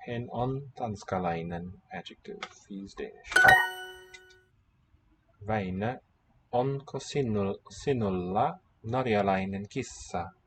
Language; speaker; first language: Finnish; non-native, learner; English